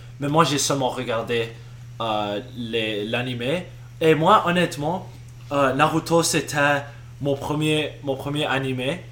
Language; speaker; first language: French; non-native, local second language; English